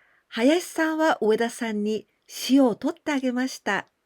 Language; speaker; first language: Japanese; non-native, fluent; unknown